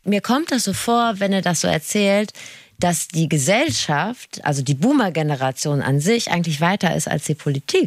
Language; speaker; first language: German; native; German